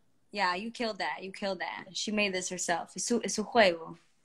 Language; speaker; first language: English; early bilingual, other home language; Spanish